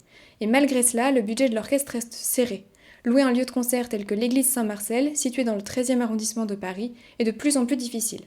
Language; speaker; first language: French; native; French